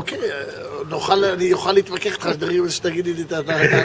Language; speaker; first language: Hebrew; native; Hebrew